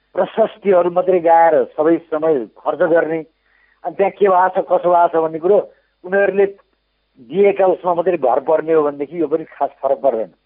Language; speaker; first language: Nepali; native; Nepali